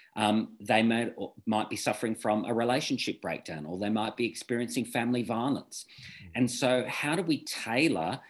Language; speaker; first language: English; native; English